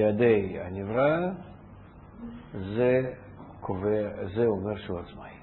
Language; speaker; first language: Hebrew; non-native, fluent; Russian